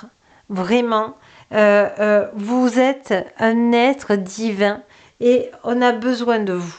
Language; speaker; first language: French; native; French